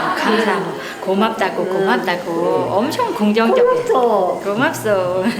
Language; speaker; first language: Korean; non-native, learner; Thai